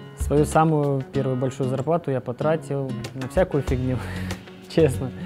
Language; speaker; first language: Russian; native; Russian